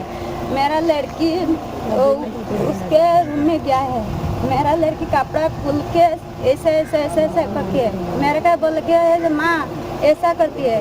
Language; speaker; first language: Hindi; non-native, local second language; Bangla